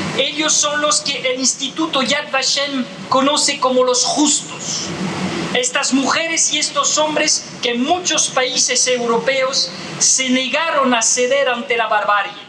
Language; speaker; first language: Spanish; non-native, fluent; French